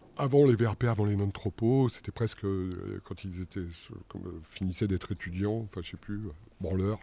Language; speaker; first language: French; native; French